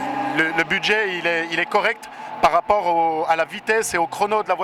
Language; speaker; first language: French; native; French